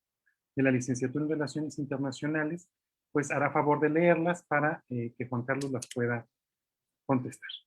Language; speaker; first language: Spanish; native; Spanish